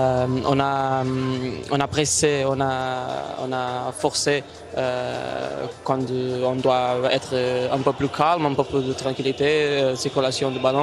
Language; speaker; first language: French; non-native, fluent; Portuguese